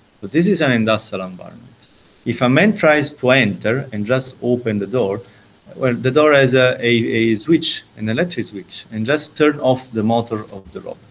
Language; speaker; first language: English; non-native, fluent; Italian